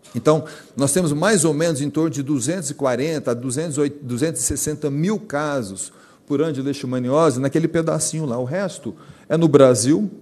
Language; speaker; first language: Portuguese; native; Portuguese